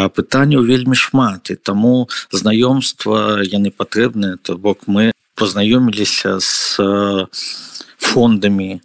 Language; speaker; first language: Belarusian; non-native, local second language; Russian